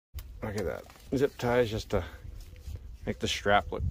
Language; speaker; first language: English; native; English